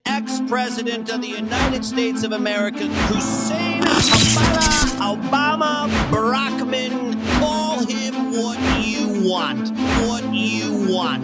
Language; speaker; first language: English; native; English